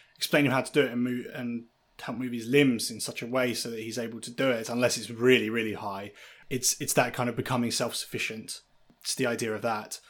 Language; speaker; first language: English; native; English